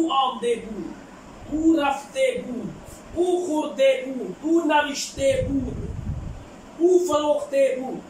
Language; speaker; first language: Persian; non-native, fluent; Urdu